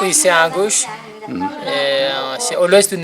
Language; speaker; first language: French; non-native, learner; Nepali